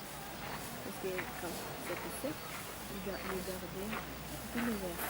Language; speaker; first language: French; non-native, learner; Norwegian